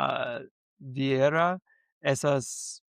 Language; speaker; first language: Spanish; non-native, learner; English